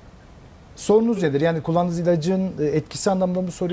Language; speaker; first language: Turkish; native; Turkish